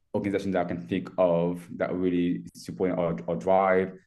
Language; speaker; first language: English; non-native, fluent; French